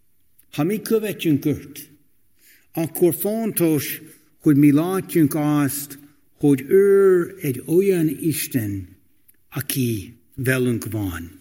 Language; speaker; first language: Hungarian; non-native, fluent; English